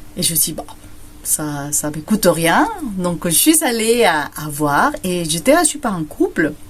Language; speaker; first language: French; non-native, fluent; Spanish